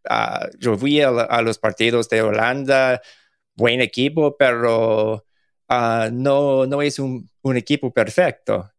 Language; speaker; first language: Spanish; non-native, learner; English